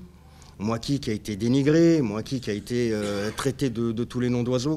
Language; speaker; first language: French; native; French